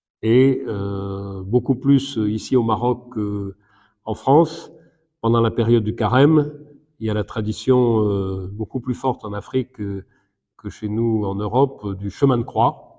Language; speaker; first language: French; native; French